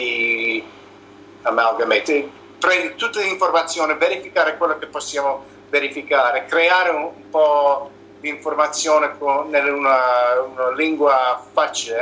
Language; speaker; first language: Italian; non-native, learner; English